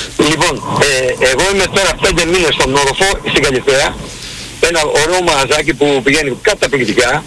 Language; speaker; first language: Greek; early bilingual, heritage; Greek